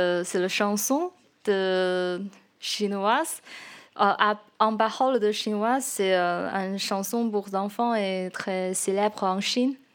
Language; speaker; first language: French; non-native, learner; Chinese